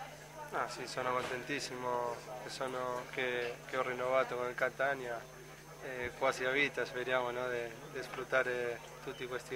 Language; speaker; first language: Italian; non-native, fluent; Spanish